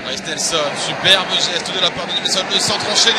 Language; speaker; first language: French; native; French